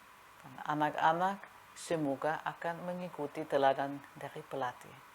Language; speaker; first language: Indonesian; non-native, fluent; German